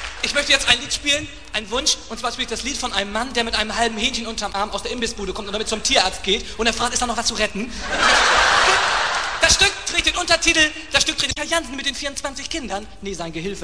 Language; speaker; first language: German; native; German